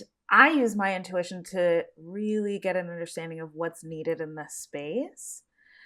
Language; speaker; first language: English; native; English